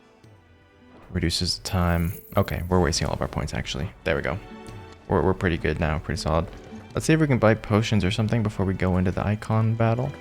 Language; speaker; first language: English; native; English